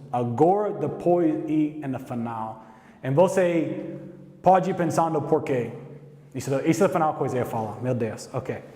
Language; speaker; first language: Portuguese; non-native, learner; English